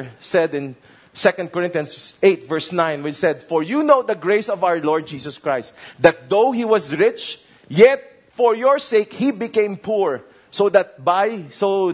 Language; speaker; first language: English; non-native, local second language; Filipino